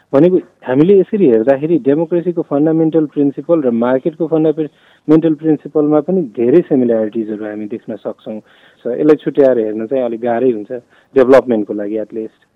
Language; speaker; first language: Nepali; non-native, local second language; Maithili